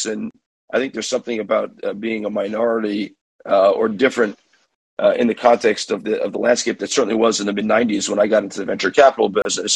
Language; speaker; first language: English; native; English